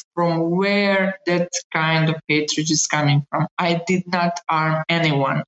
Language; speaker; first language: English; non-native, fluent; Bosnian